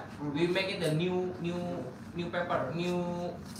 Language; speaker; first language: English; non-native, learner; Indonesian